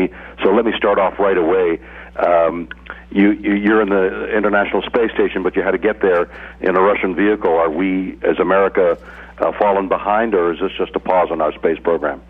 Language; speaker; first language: English; native; English